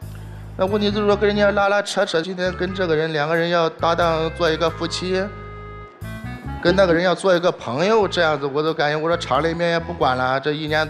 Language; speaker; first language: Chinese; native; Chinese